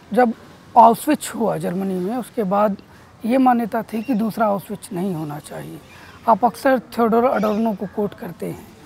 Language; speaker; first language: Hindi; native; Hindi